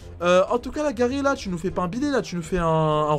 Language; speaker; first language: French; native; French